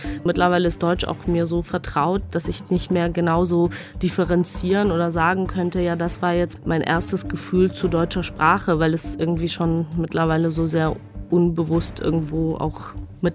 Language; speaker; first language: German; non-native, fluent; Georgian